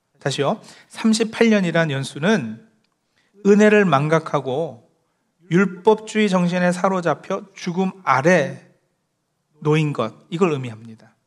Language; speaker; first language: Korean; early bilingual, heritage; Korean